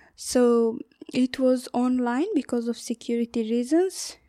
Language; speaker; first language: English; non-native, learner; Persian